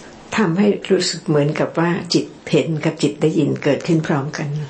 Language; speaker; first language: Thai; native; Thai